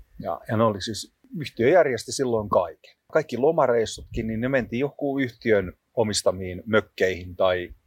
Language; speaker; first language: Finnish; native; Finnish